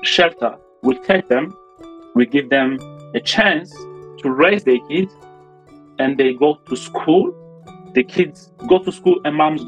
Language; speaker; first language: English; non-native, learner; Rundi